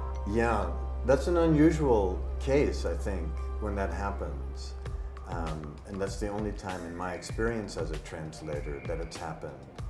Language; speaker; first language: English; native; English